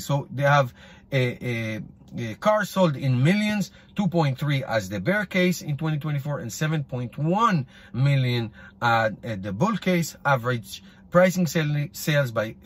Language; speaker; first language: English; non-native, fluent; Hebrew